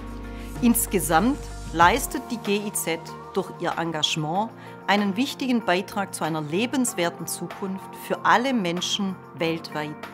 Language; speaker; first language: German; native; German